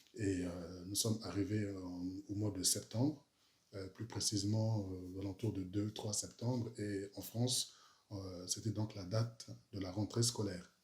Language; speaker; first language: French; early bilingual, other home language; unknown